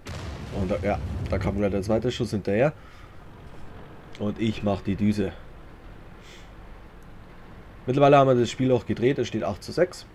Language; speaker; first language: German; native; German